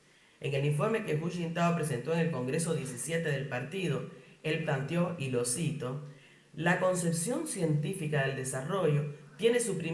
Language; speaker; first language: Spanish; native; Spanish